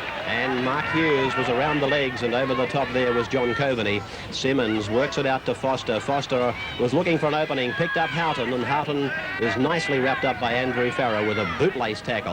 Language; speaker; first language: English; native; English